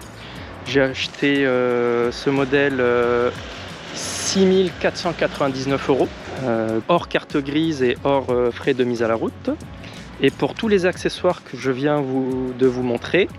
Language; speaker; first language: French; native; French